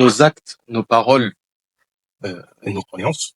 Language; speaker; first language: French; non-native, local second language; Wolof